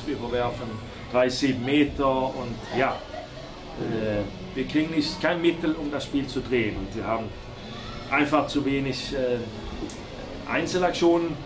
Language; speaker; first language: German; non-native, fluent; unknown